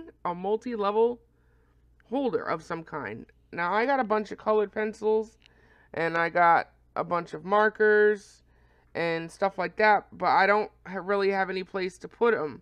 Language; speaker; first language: English; native; English